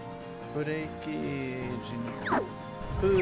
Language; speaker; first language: Japanese; non-native, learner; English